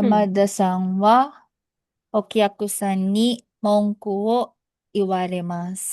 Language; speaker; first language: Japanese; non-native, learner; Filipino